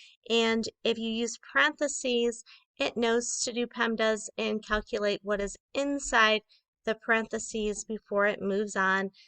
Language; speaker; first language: English; native; English